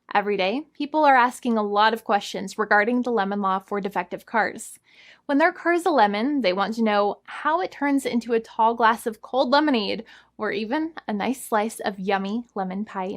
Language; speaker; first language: English; native; English